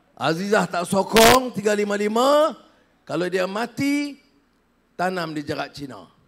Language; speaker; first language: Malay; native; Malay